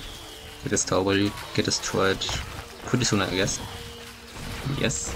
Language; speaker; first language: English; non-native, fluent; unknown